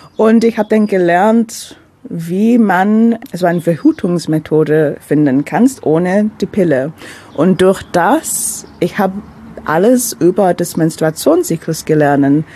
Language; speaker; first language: German; non-native, fluent; English